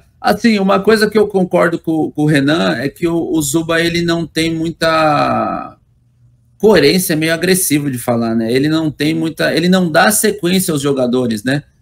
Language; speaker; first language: Portuguese; native; Portuguese